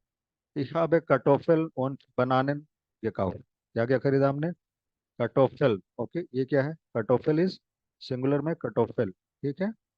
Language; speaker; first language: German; non-native, fluent; Hindi